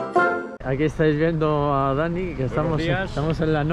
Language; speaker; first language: Spanish; native; Spanish